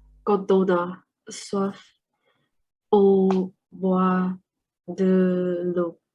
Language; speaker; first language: French; non-native, learner; Vietnamese